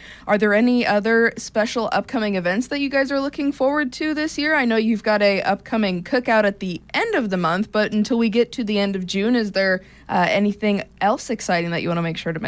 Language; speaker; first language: English; native; English